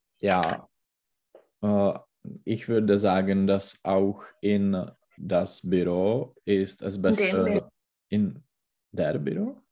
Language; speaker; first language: German; non-native, learner; Czech